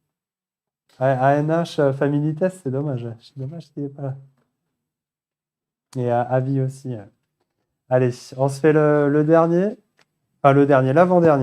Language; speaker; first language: French; native; French